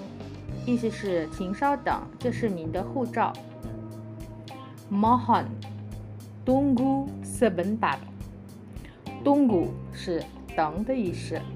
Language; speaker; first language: Chinese; non-native, fluent; Indonesian